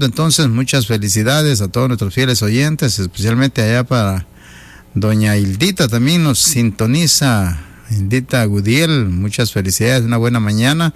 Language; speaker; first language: Spanish; native; Spanish